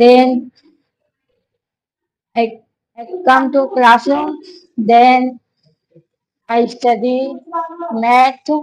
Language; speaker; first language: English; non-native, learner; Hindi